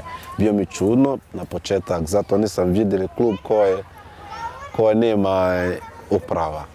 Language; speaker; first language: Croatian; non-native, learner; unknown